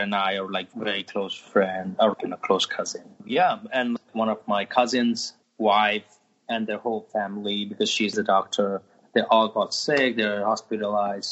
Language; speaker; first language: English; non-native, local second language; Bangla